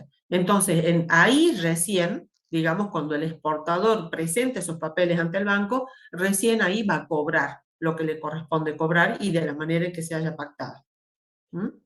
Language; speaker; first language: Spanish; native; Spanish